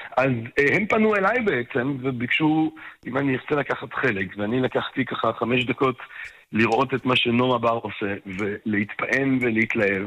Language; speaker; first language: Hebrew; non-native, fluent; French